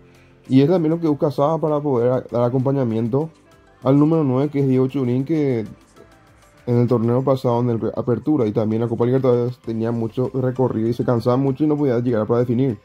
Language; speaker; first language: Spanish; native; Spanish